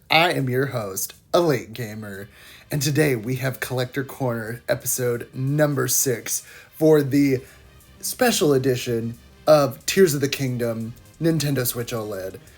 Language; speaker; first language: English; native; English